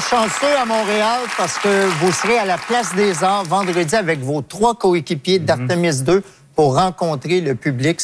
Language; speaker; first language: French; native; French